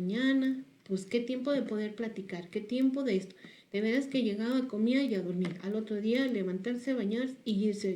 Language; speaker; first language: Spanish; native; Spanish